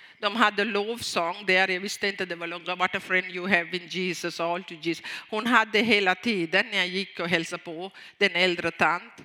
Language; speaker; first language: Swedish; non-native, fluent; Tamil